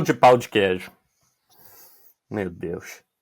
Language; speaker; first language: Portuguese; non-native, learner; French